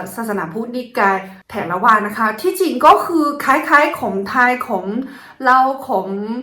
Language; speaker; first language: Thai; non-native, fluent; Chinese